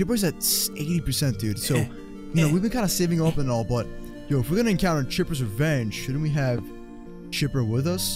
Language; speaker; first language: English; native; English